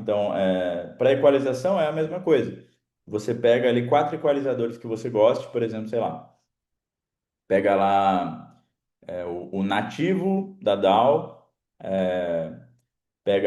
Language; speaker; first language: Portuguese; native; Portuguese